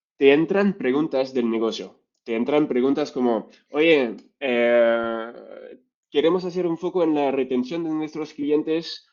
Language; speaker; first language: Spanish; non-native, fluent; French